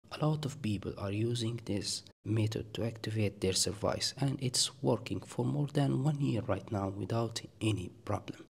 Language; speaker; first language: English; non-native, fluent; Arabic